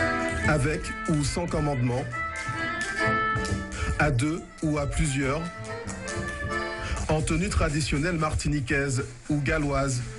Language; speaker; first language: French; native; French